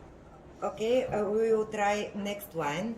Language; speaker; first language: English; non-native, learner; Bulgarian